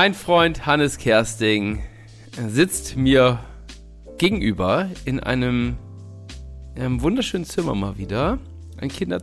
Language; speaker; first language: German; native; German